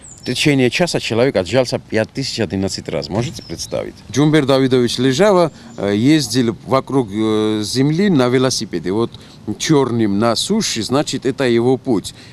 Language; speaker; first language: Russian; non-native, local second language; Georgian